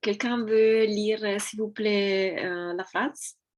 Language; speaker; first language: French; non-native, fluent; Italian